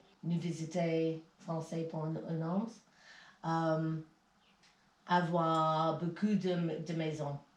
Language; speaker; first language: French; non-native, learner; English